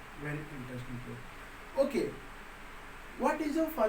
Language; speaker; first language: English; non-native, local second language; Hindi